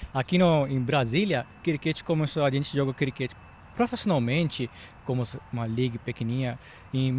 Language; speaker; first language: Portuguese; non-native, fluent; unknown